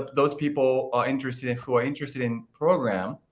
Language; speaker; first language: English; non-native, fluent; Japanese